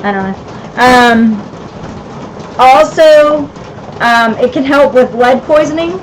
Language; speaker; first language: English; native; English